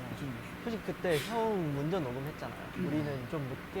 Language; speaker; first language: Korean; non-native, learner; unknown